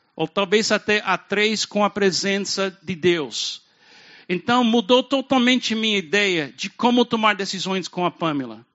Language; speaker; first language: Portuguese; non-native, fluent; English